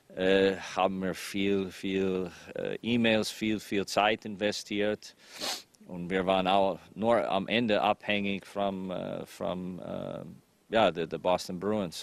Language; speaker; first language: German; non-native, fluent; English